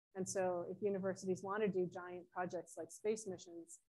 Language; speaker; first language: English; native; English